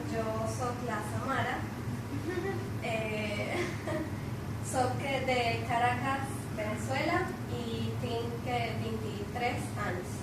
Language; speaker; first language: Catalan; non-native, learner; Spanish